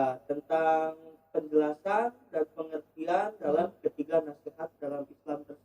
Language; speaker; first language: Indonesian; native; Indonesian